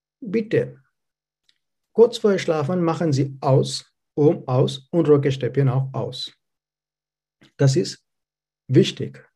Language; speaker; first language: German; non-native, learner; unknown